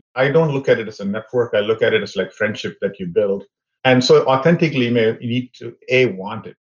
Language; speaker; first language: English; non-native, local second language; Tamil